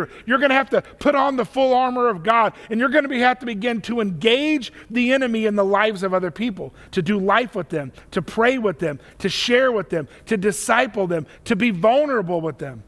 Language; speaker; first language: English; native; English